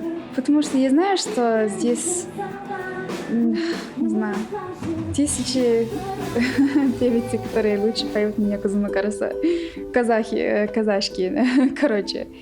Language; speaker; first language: Russian; non-native, fluent; English